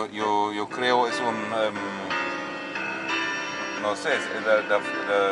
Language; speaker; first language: Spanish; non-native, learner; German